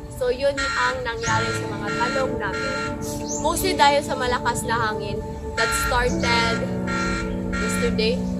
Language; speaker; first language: Filipino; non-native, local second language; Cebuano